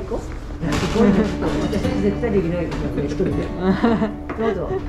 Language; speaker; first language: Japanese; native; Japanese